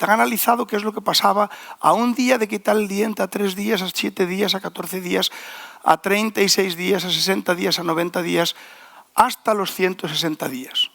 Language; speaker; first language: Spanish; native; Spanish